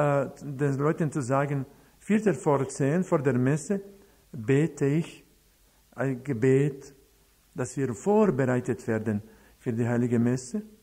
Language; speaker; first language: German; non-native, fluent; Croatian